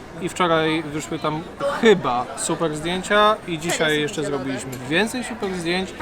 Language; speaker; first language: Polish; native; Polish